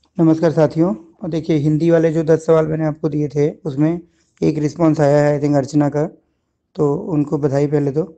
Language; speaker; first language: Hindi; native; Hindi